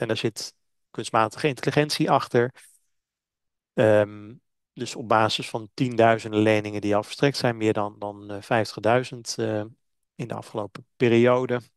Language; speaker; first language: Dutch; native; Dutch